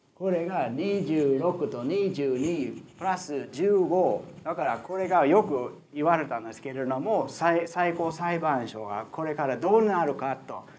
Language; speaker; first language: Japanese; non-native, fluent; English